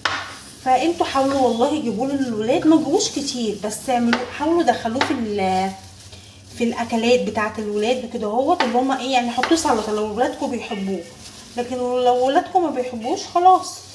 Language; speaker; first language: Arabic; native; Arabic